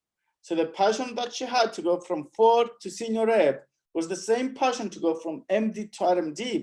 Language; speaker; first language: English; non-native, fluent; French